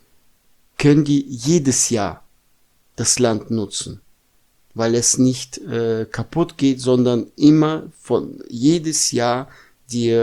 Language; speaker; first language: German; non-native, fluent; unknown